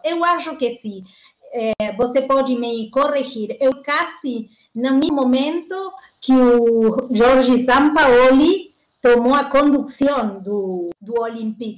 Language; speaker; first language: Portuguese; non-native, learner; Spanish